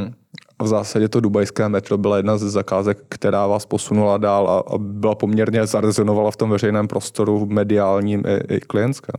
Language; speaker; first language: Czech; native; Czech